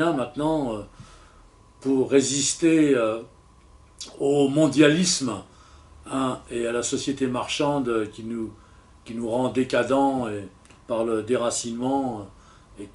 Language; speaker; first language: French; native; French